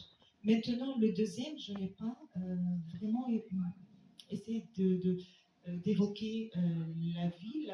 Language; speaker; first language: French; non-native, local second language; Arabic